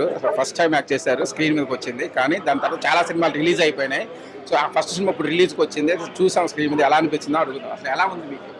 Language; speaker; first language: Telugu; native; Telugu